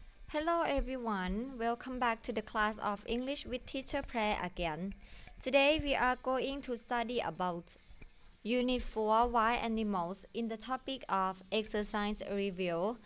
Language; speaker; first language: English; non-native, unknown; Thai